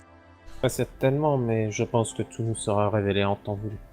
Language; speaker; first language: French; native; French